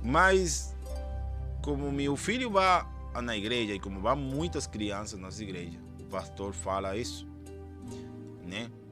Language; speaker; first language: Portuguese; non-native, fluent; Spanish